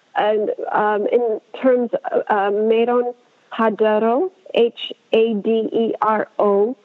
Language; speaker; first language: English; non-native, fluent; Amharic